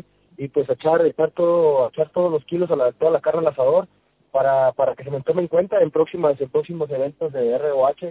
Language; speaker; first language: Spanish; native; Spanish